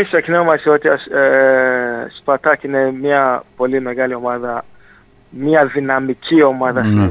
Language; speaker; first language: Greek; non-native, fluent; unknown